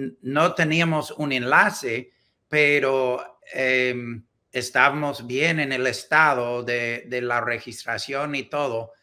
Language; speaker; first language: Spanish; non-native, learner; English